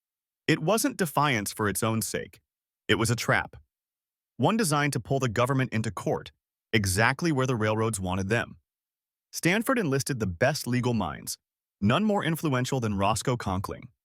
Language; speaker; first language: English; native; English